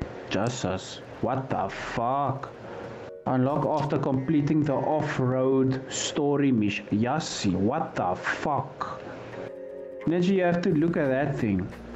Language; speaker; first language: English; non-native, local second language; Afrikaans